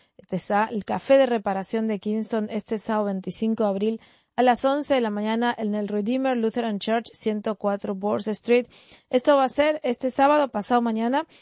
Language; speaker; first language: Spanish; native; Spanish